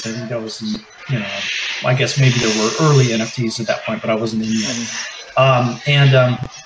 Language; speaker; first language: English; native; English